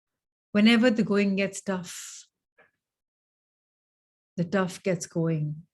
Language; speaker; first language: English; non-native, local second language; Hindi